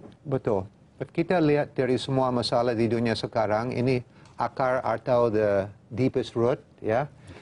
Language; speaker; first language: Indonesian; non-native, fluent; English